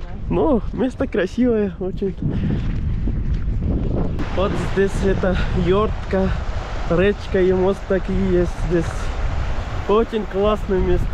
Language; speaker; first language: Russian; non-native, learner; Urdu